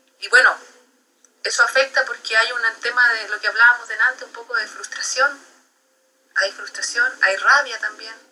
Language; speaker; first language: Spanish; native; Spanish